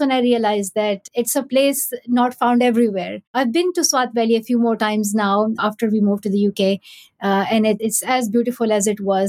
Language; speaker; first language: English; non-native, local second language; Pashto